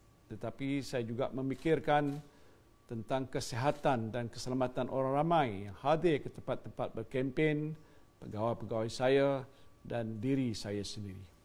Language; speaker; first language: Malay; native; Malay